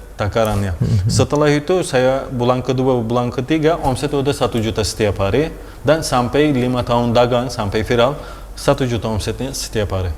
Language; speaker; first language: Indonesian; non-native, fluent; Turkish